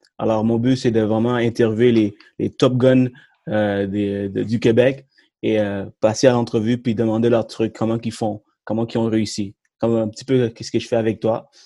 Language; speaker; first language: French; early bilingual, other home language; Tamil